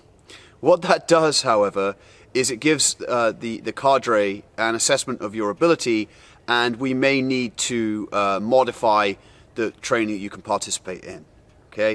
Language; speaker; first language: English; native; English